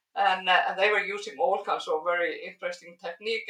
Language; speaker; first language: English; non-native, fluent; Icelandic